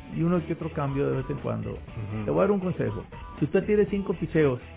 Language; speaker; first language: Spanish; native; Spanish